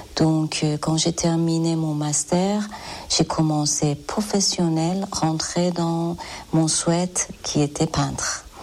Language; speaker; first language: French; non-native, learner; Persian